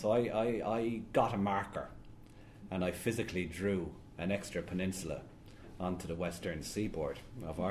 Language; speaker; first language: English; native; English